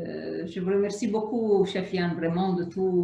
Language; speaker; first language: French; non-native, fluent; Arabic